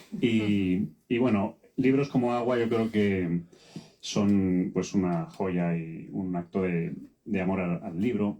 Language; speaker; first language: Spanish; native; Spanish